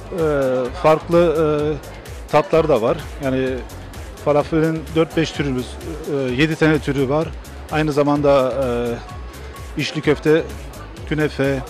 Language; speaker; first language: Turkish; early bilingual, other home language; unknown